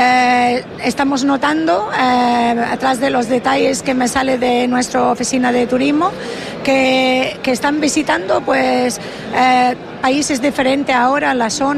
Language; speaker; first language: Spanish; non-native, fluent; English